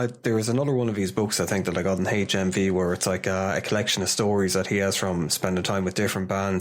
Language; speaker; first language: English; native; English